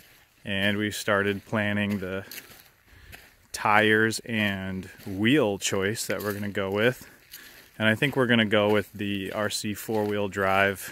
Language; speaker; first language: English; native; English